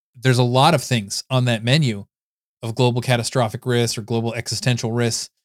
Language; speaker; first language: English; native; English